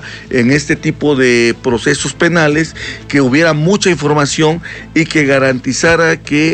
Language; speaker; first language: Spanish; native; Spanish